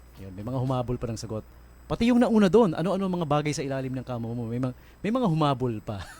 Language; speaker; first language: Filipino; native; Filipino